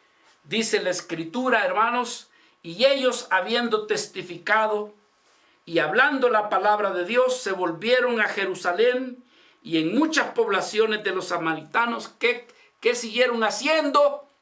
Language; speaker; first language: Spanish; native; Spanish